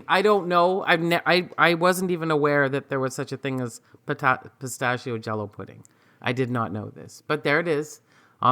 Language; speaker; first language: English; native; English